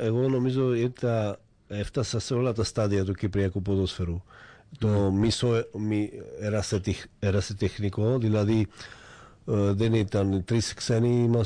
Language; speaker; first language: Greek; non-native, fluent; Slovak